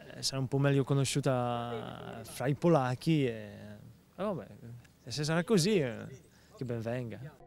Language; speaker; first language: Italian; non-native, fluent; Polish